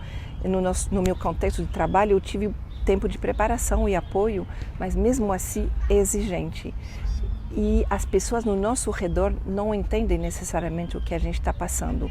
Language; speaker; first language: Portuguese; non-native, fluent; French